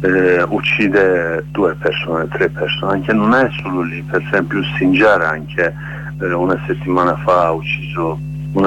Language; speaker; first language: Italian; non-native, learner; Kurdish